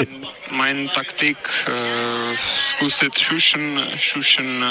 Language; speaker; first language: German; non-native, learner; Czech